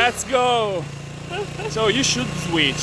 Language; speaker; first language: English; non-native, fluent; Italian